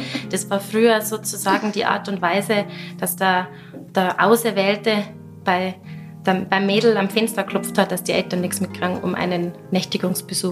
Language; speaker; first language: German; native; German